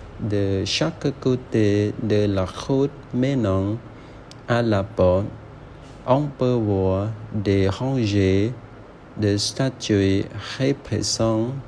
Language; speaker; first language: French; non-native, learner; Khmer